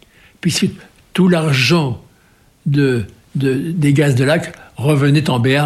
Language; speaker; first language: French; native; French